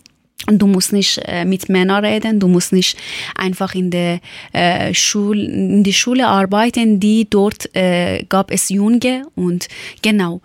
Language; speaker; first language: German; non-native, learner; Persian